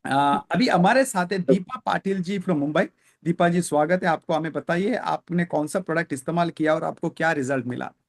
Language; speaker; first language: Hindi; non-native, local second language; Kannada